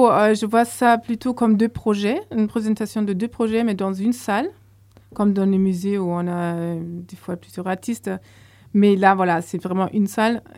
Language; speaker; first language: French; non-native, fluent; German